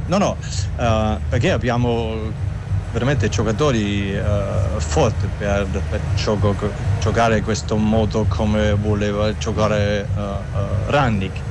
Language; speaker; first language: Italian; non-native, learner; German